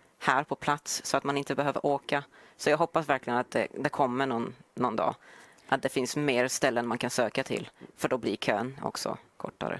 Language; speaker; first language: Swedish; early bilingual, other home language; Polish